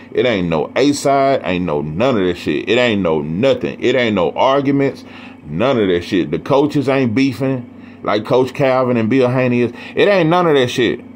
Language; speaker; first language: English; native; English